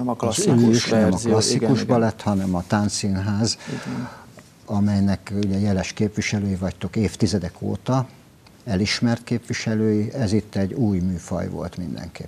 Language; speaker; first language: Hungarian; native; Hungarian